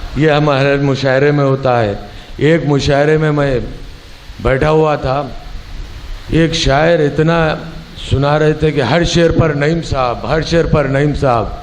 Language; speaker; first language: Urdu; native; Urdu